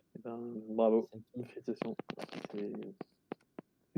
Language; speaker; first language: French; native; French